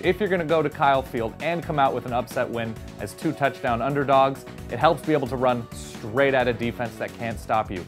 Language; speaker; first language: English; native; English